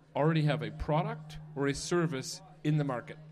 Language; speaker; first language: English; native; English